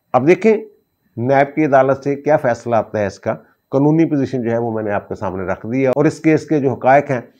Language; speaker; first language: Urdu; non-native, local second language; Punjabi